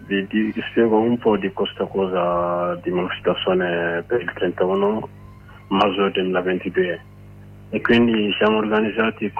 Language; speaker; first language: Italian; non-native, learner; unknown